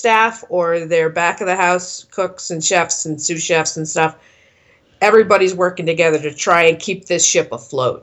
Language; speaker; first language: English; native; English